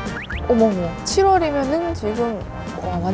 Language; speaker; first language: Korean; native; Korean